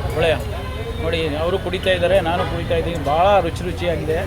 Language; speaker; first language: Kannada; non-native, local second language; Konkani